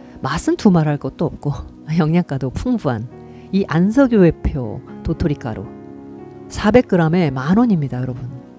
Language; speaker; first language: Korean; native; Korean